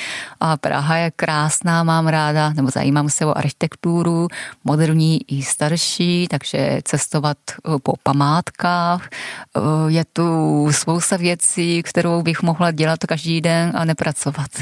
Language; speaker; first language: Czech; non-native, fluent; Japanese